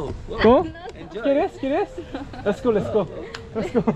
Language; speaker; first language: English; non-native, learner; Korean